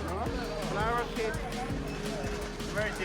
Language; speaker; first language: English; non-native, learner; Chinese